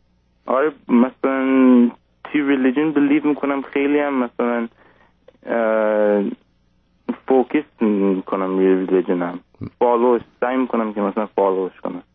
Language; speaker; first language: Persian; early bilingual, heritage; Persian